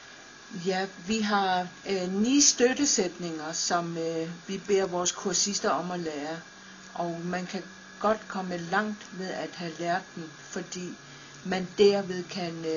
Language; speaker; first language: Danish; non-native, local second language; Kalaallisut